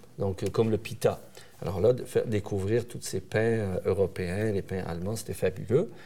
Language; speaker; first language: French; early bilingual, other home language; Persian